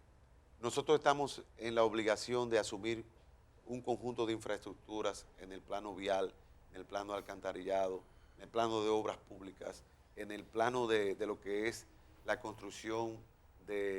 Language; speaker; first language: Spanish; native; Spanish